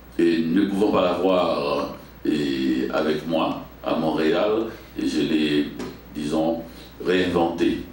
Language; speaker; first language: French; non-native, local second language; Haitian Creole